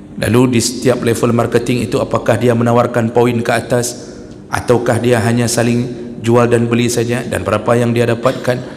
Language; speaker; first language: Malay; non-native, local second language; Achinese